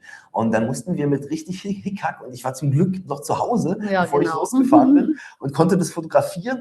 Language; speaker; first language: German; native; German